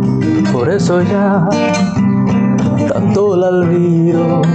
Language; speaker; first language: Spanish; non-native, fluent; Bangla